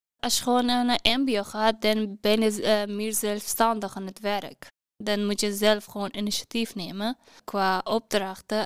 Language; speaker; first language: Dutch; non-native, learner; Persian